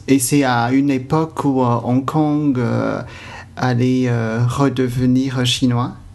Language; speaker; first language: French; non-native, fluent; Cantonese